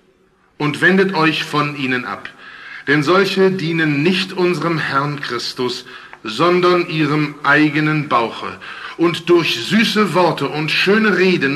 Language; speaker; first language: German; native; German